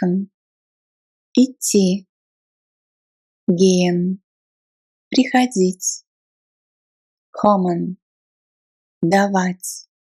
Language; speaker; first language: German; non-native, fluent; Russian